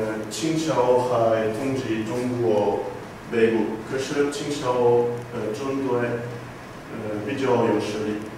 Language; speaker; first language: Chinese; non-native, learner; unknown